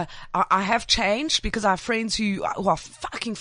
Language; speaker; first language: English; native; English